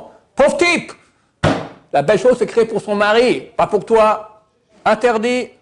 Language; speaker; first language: French; native; French